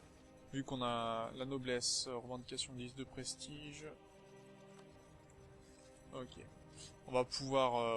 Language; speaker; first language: French; native; French